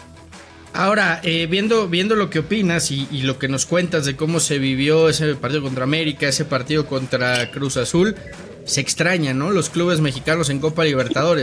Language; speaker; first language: Spanish; native; Spanish